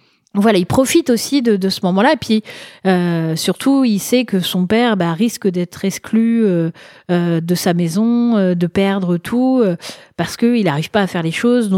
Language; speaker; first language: French; native; French